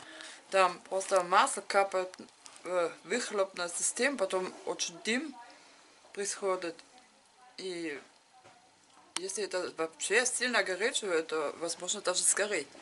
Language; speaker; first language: Russian; non-native, fluent; German